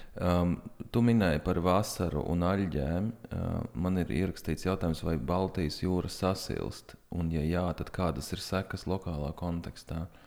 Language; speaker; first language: Latvian; native; Latvian